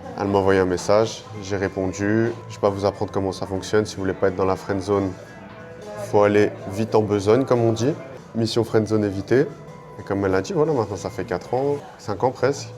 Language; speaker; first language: French; native; French